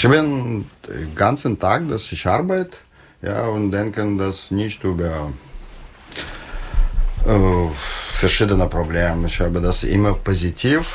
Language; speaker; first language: German; non-native, learner; Russian